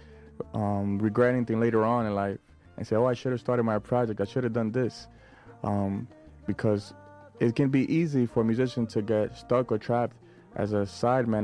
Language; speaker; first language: English; native; English